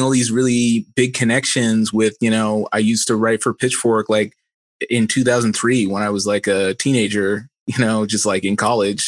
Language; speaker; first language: English; native; English